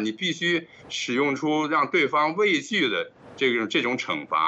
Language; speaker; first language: Chinese; native; Chinese